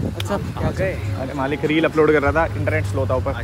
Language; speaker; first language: Hindi; native; Hindi